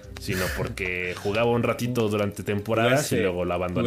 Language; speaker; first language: Spanish; native; Spanish